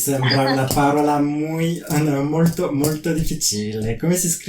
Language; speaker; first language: Italian; non-native, learner; French